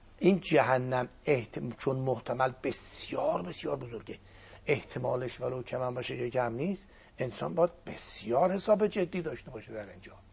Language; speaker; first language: Persian; non-native, local second language; Azerbaijani